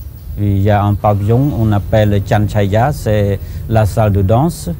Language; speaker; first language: French; non-native, fluent; Khmer